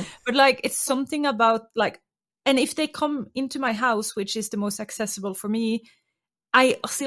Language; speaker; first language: English; non-native, fluent; Norwegian